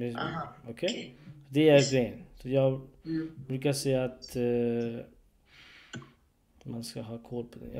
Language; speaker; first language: Swedish; non-native, learner; Urdu